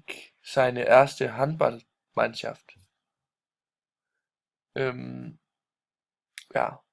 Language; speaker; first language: German; non-native, learner; Danish